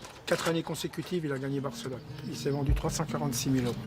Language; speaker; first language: French; native; French